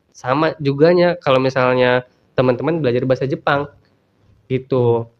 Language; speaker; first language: Indonesian; native; Indonesian